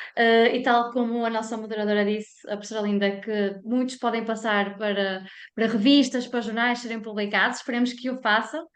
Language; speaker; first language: Portuguese; native; Portuguese